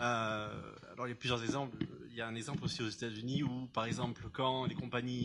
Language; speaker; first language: French; native; French